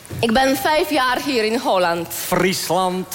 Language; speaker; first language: Dutch; non-native, learner; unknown